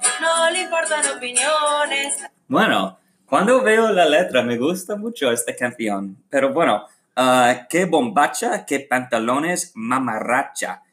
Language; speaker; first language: Spanish; non-native, learner; English